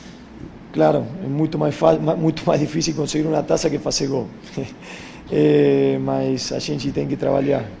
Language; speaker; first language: Portuguese; non-native, fluent; Spanish